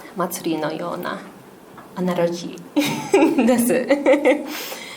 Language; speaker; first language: Japanese; non-native, learner; English